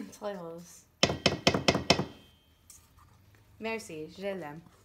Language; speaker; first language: French; non-native, learner; English